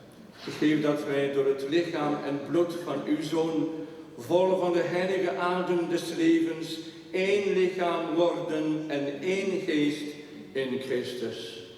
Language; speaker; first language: Dutch; non-native, local second language; French